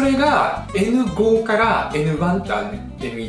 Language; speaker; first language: Japanese; early bilingual, other home language; Russian